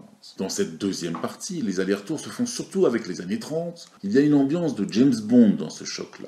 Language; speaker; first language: French; native; French